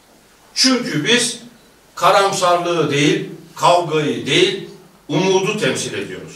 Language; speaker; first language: Turkish; native; Turkish